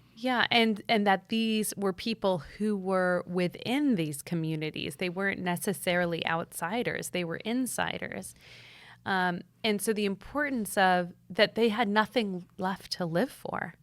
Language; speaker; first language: English; native; English